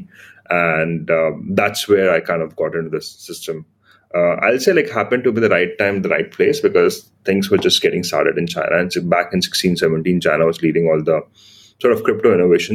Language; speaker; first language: English; non-native, local second language; Hindi